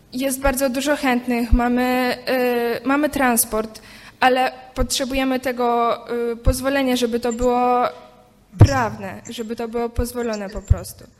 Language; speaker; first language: Polish; non-native, fluent; Ukrainian